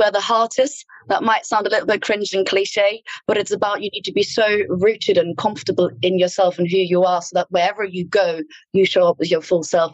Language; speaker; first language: English; non-native, fluent; German